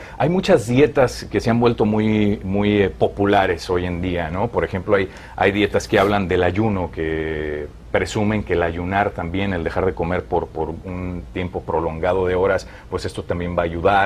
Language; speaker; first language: Spanish; native; Spanish